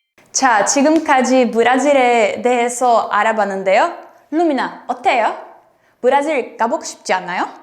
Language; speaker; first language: Korean; non-native, fluent; Portuguese